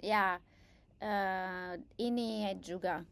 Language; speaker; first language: Indonesian; non-native, learner; English